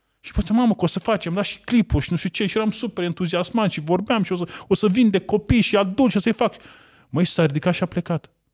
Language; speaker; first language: Romanian; native; Romanian